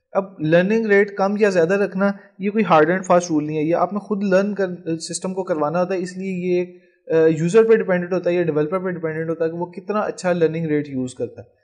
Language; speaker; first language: Urdu; non-native, local second language; Punjabi